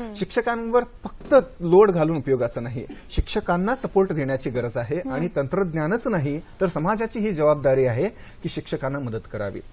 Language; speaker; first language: Marathi; non-native, local second language; Kannada